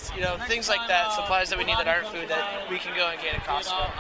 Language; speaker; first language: English; native; English